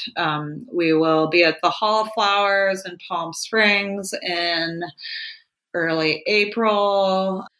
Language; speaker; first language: English; native; English